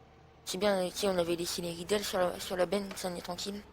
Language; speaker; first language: French; native; French